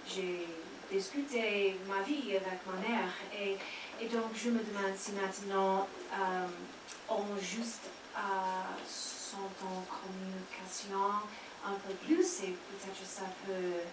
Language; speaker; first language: French; non-native, learner; English